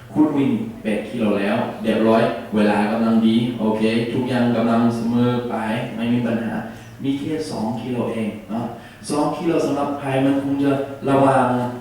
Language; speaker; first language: Thai; non-native, learner; English